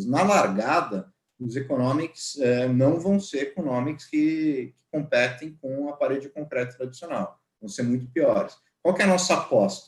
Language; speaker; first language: Portuguese; native; Portuguese